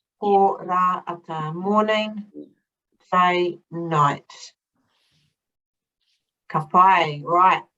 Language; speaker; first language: Māori; non-native, fluent; English